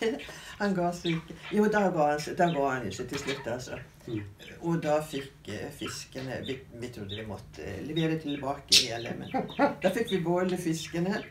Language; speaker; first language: Norwegian; native; Norwegian